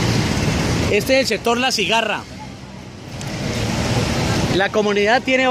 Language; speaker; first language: Spanish; native; Spanish